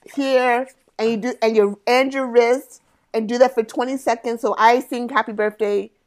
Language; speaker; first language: English; native; English